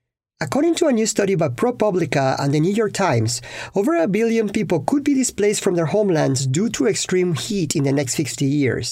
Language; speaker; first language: English; non-native, fluent; Spanish